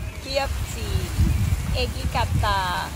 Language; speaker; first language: Korean; non-native, fluent; Filipino